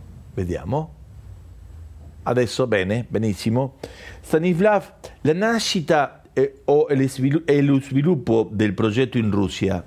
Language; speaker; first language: Italian; non-native, learner; Spanish